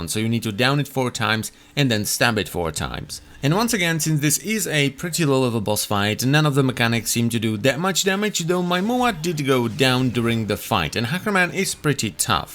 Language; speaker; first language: English; non-native, fluent; Czech